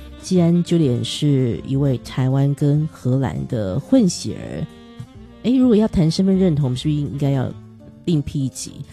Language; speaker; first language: Chinese; native; Chinese